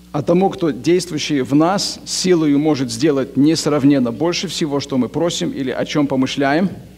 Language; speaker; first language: Russian; native; Russian